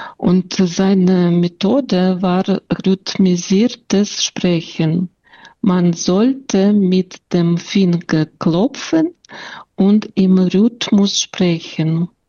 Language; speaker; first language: German; non-native, fluent; Russian